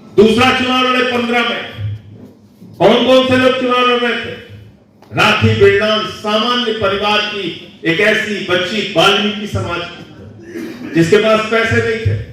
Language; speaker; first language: Hindi; native; Hindi